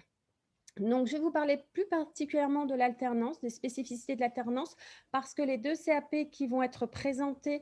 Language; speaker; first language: French; native; French